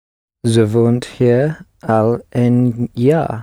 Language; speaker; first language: Dutch; non-native, learner; English